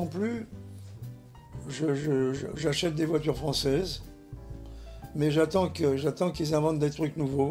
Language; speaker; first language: French; native; French